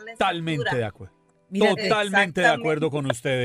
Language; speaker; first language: Spanish; native; Spanish